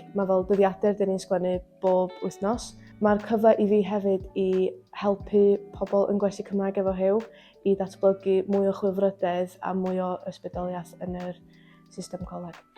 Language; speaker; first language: Welsh; non-native, local second language; English